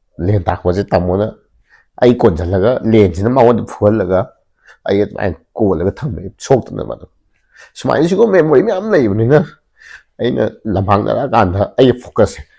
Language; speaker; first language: Manipuri; native; Manipuri